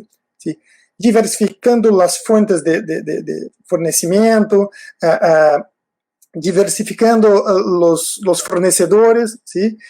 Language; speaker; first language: Spanish; non-native, fluent; Portuguese